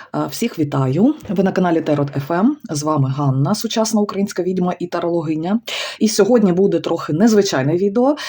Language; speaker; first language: Ukrainian; non-native, local second language; Russian